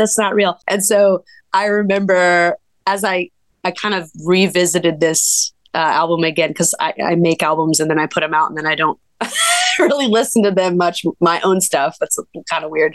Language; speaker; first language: English; native; English